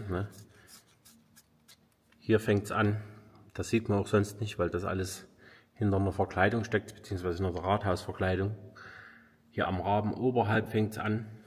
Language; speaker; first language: German; native; German